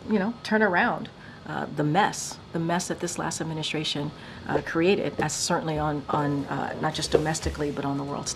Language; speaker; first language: English; native; English